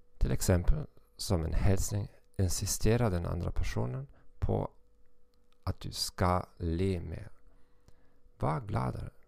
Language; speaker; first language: Swedish; non-native, fluent; German